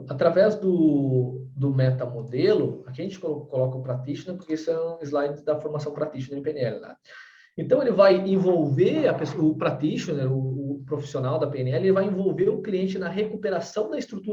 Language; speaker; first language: Portuguese; native; Portuguese